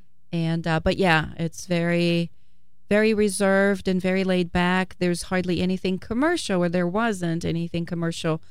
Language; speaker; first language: English; non-native, fluent; Portuguese